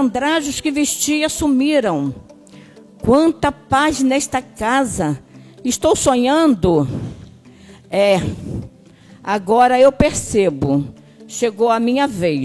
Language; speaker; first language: Portuguese; native; Portuguese